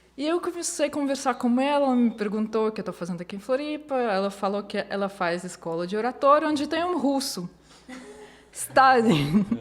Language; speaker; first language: Portuguese; non-native, fluent; Russian